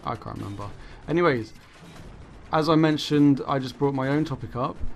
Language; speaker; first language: English; native; English